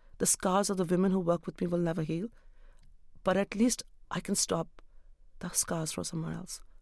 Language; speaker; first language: English; non-native, local second language; Urdu